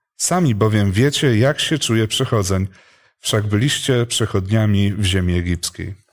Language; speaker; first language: Polish; native; Polish